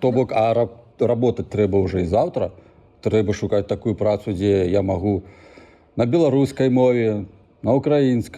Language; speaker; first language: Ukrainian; non-native, learner; Belarusian